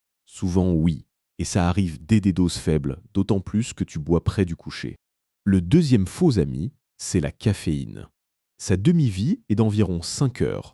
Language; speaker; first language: French; native; French